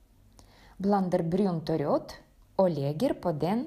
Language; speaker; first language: Norwegian; non-native, fluent; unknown